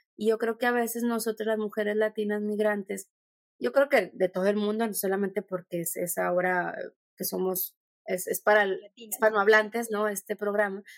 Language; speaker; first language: Spanish; native; Spanish